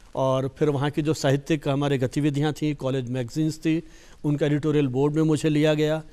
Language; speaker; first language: Hindi; native; Hindi